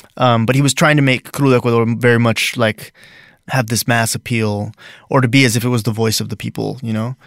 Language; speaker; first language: English; native; English